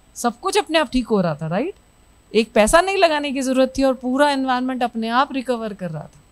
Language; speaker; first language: Hindi; native; Hindi